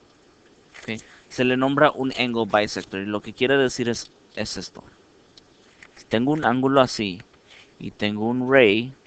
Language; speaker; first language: Spanish; early bilingual, heritage; Spanish